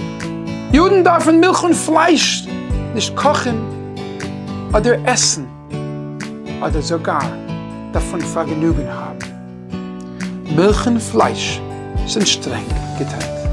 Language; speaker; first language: German; non-native, fluent; English